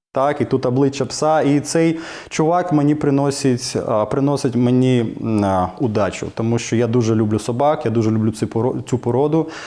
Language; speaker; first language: Ukrainian; non-native, fluent; Russian